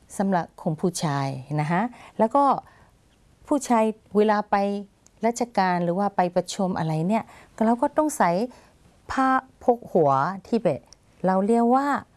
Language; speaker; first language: Thai; non-native, fluent; Burmese